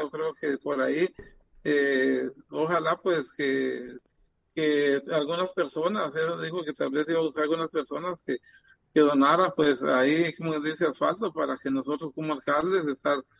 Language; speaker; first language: Spanish; native; Spanish